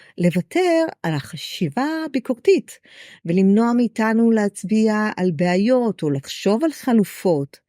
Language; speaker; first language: Hebrew; native; Hebrew